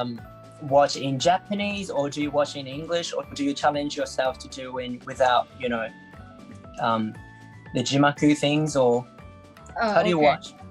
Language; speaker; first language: English; non-native, learner; Japanese